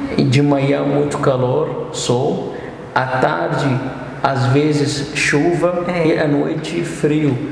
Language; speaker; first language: Portuguese; non-native, fluent; Arabic